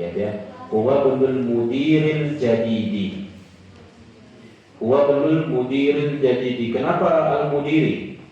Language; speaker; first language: Arabic; non-native, fluent; Indonesian